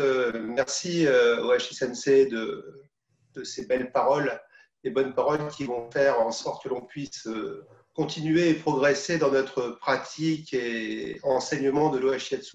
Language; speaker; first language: French; native; French